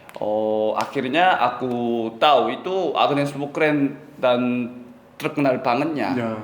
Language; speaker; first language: Indonesian; non-native, learner; Korean